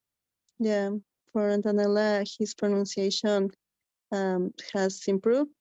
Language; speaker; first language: English; non-native, learner; Spanish